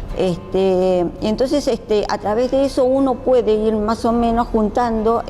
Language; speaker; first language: Spanish; early bilingual, other home language; Japanese